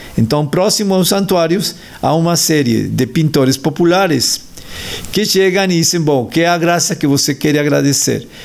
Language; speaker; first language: Portuguese; non-native, fluent; Spanish